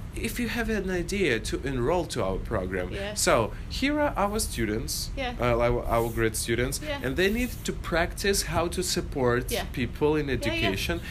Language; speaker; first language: English; non-native, fluent; Russian